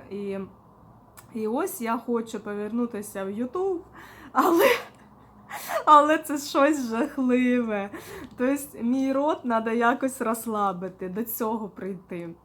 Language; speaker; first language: Ukrainian; non-native, local second language; Russian